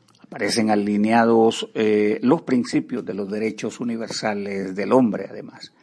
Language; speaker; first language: Spanish; native; Spanish